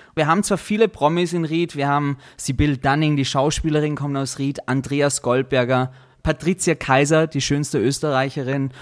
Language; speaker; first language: German; native; German